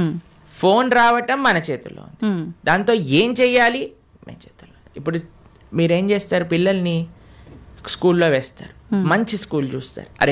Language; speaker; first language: Telugu; native; Telugu